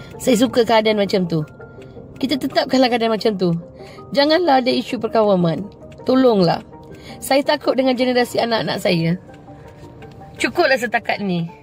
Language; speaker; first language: Malay; non-native, local second language; Tamil